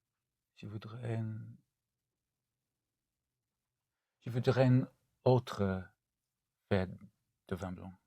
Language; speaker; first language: French; non-native, learner; English